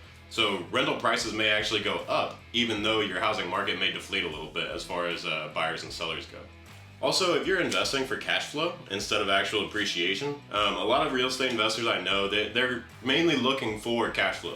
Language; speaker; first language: English; native; English